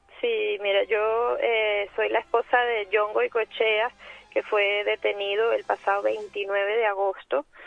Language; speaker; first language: Spanish; native; Spanish